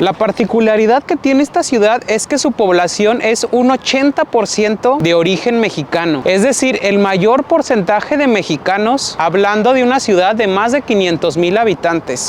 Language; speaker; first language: Spanish; native; Spanish